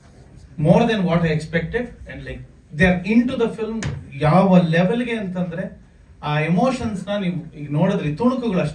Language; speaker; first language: Kannada; native; Kannada